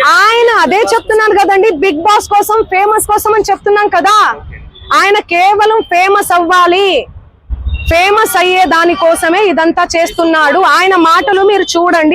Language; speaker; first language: Telugu; non-native, local second language; Lambadi